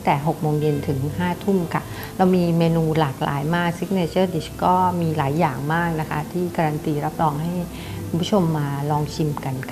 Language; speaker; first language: Thai; native; Thai